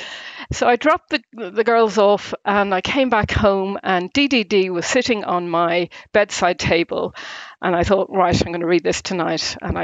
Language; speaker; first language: English; native; English